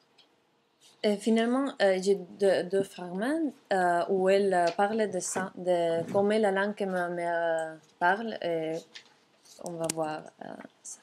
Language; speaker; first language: French; non-native, fluent; Catalan